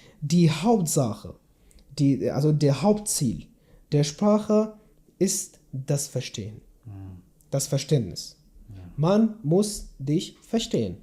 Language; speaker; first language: German; non-native, learner; Kurdish